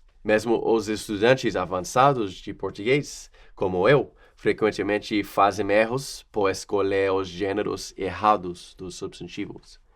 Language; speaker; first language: Portuguese; non-native, fluent; English